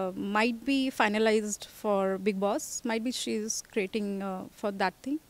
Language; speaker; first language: English; non-native, local second language; Odia